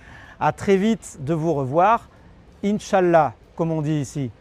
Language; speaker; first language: French; native; French